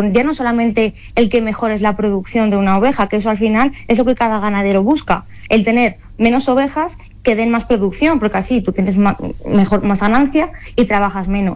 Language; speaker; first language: Spanish; native; Spanish